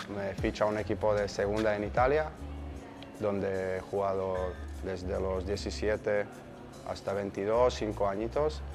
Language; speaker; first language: Spanish; non-native, fluent; Slovak